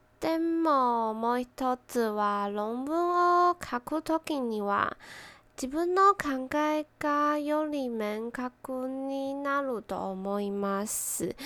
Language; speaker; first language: Japanese; non-native, learner; Chinese